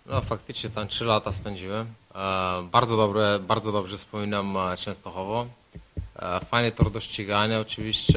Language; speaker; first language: Polish; non-native, fluent; Slovenian